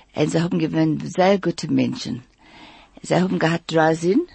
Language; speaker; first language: Yiddish; early bilingual, heritage; Yiddish